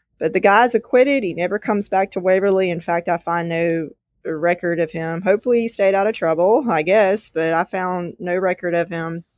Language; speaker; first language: English; native; English